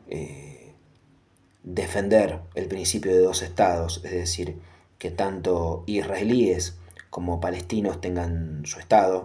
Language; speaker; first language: Spanish; native; Spanish